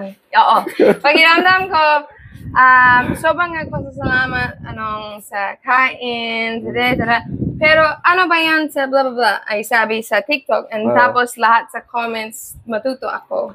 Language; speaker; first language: Filipino; non-native, learner; English